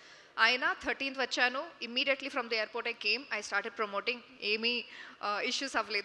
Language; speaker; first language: Telugu; non-native, learner; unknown